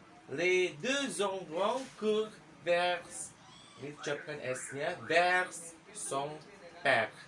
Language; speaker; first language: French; non-native, learner; Indonesian